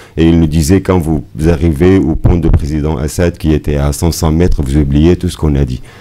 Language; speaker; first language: French; non-native, fluent; Arabic